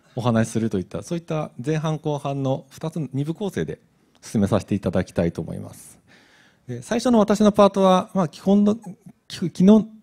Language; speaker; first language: Japanese; native; Japanese